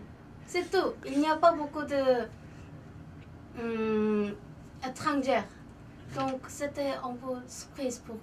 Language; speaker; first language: French; non-native, learner; Korean